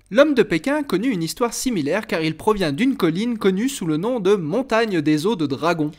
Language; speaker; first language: French; native; French